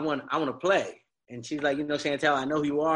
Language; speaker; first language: English; native; English